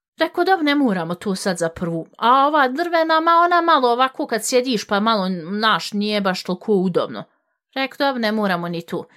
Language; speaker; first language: Bosnian; early bilingual, heritage; Bosnian